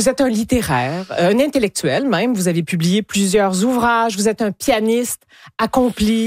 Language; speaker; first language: French; native; French